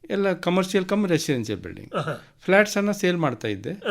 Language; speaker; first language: Kannada; native; Kannada